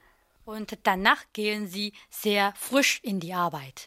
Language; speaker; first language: German; non-native, learner; Chinese